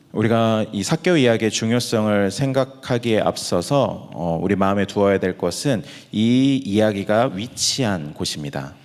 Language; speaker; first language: Korean; native; Korean